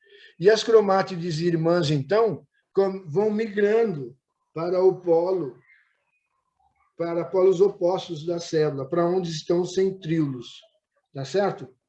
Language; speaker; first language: Portuguese; native; Portuguese